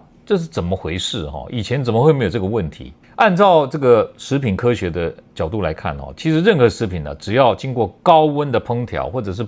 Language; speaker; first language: Chinese; native; Chinese